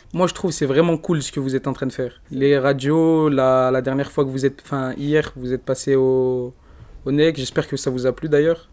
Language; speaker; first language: French; native; French